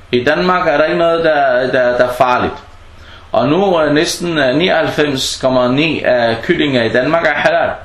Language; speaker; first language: Danish; non-native, fluent; Arabic